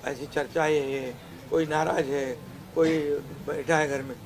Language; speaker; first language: Hindi; non-native, local second language; Marathi